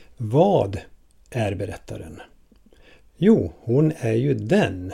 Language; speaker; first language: Swedish; native; Swedish